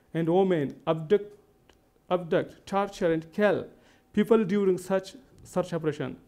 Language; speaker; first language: English; non-native, local second language; Baluchi